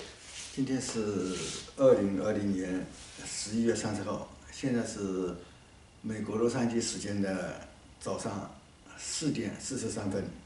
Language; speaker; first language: Chinese; native; Chinese